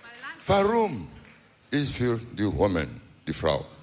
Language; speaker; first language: English; non-native, learner; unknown